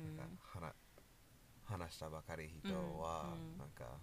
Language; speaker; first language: Japanese; non-native, learner; English